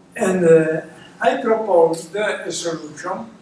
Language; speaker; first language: English; non-native, fluent; Italian